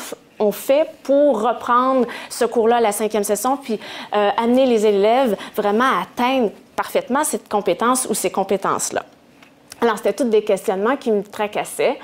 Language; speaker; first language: French; native; French